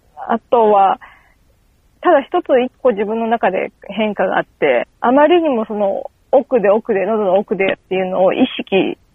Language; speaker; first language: Japanese; native; Japanese